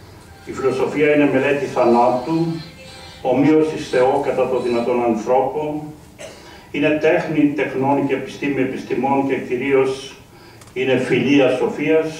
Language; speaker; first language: Greek; native; Greek